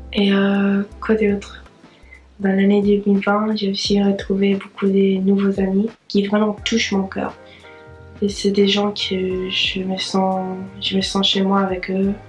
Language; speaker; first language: French; non-native, fluent; English